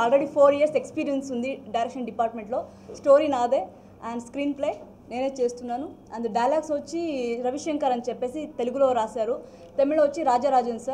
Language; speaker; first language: Telugu; non-native, fluent; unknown